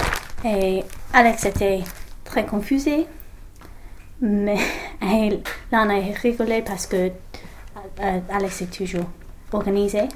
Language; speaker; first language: French; non-native, learner; English